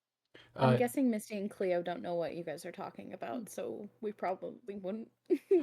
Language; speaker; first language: English; native; English